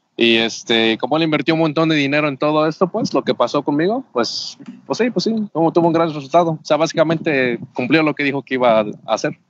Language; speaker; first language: Spanish; native; Spanish